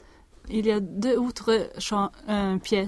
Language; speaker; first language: French; non-native, learner; Swedish